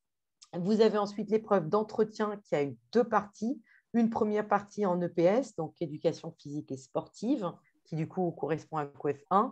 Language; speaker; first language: French; native; French